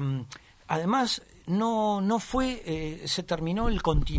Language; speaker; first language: Spanish; native; Spanish